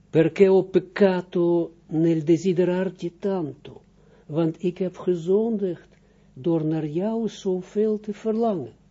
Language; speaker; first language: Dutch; non-native, fluent; Russian